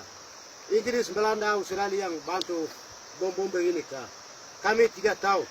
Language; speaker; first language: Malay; non-native, local second language; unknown